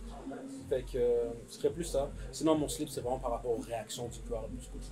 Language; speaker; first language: French; native; French